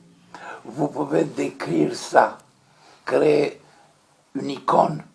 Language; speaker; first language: French; non-native, fluent; Romanian